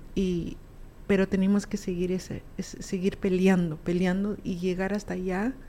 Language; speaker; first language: Spanish; early bilingual, heritage; Spanish